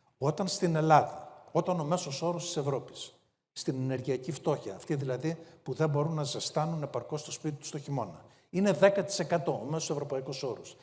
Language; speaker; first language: Greek; native; Greek